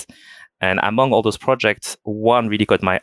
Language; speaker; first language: English; non-native, fluent; French